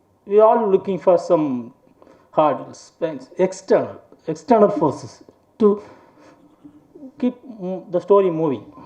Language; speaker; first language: English; non-native, local second language; Tamil